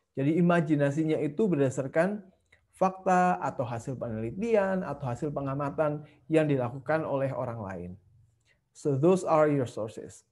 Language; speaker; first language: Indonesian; native; Indonesian